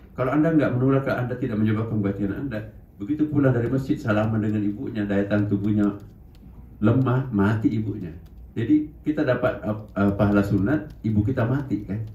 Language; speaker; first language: Indonesian; non-native, local second language; Buginese